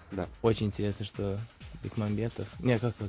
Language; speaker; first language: Russian; early bilingual, heritage; Russian